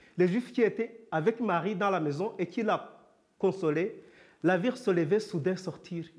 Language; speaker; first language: French; non-native, local second language; Kinyarwanda